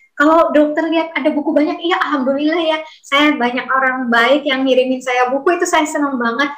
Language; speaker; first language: Indonesian; native; Indonesian